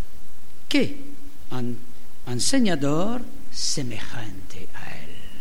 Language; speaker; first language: Spanish; non-native, fluent; French